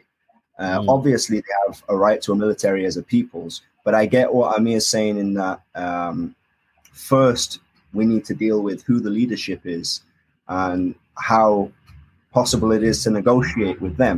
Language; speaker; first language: English; native; English